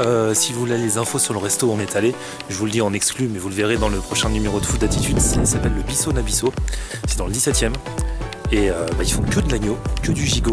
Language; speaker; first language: French; native; French